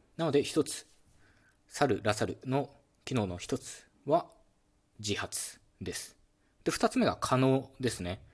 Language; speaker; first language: Japanese; native; Japanese